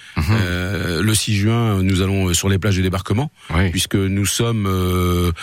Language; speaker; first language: French; native; French